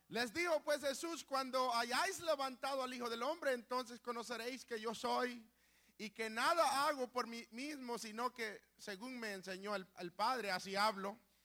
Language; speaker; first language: Spanish; native; Spanish